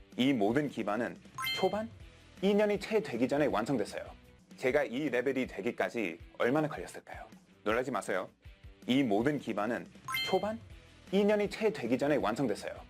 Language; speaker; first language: Korean; non-native, fluent; English